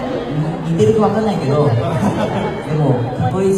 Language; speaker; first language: Japanese; non-native, fluent; Korean